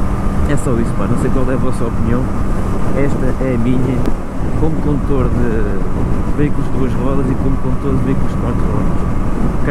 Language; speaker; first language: Portuguese; native; Portuguese